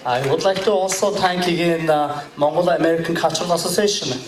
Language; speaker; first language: English; non-native, learner; Mongolian